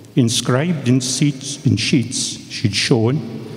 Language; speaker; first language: English; native; English